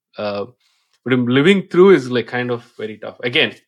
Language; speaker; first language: English; non-native, local second language; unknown